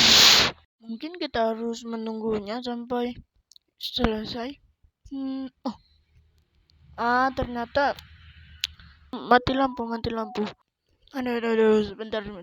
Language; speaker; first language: Indonesian; native; Indonesian